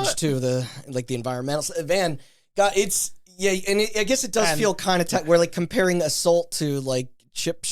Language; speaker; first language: English; native; English